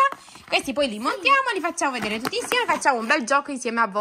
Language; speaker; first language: Italian; native; Italian